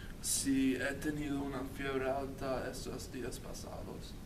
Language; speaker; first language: Spanish; non-native, learner; English